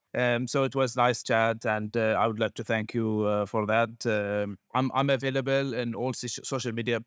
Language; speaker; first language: English; non-native, fluent; Arabic